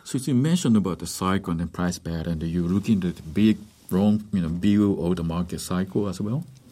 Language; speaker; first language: English; non-native, fluent; Japanese